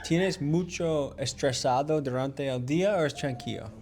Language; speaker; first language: Spanish; non-native, learner; English